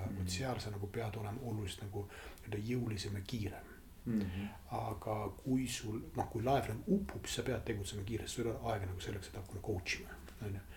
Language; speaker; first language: Estonian; non-native, local second language; Russian